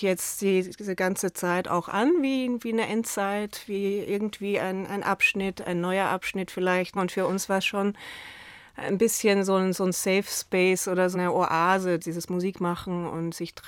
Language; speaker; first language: German; native; German